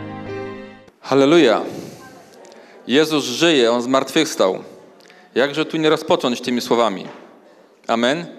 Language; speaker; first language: Polish; native; Polish